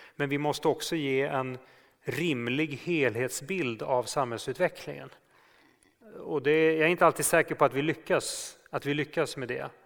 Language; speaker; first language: Swedish; native; Swedish